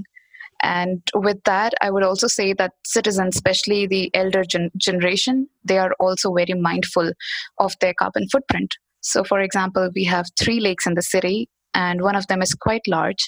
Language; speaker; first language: English; non-native, local second language; Hindi